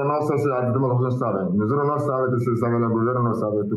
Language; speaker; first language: Spanish; non-native, learner; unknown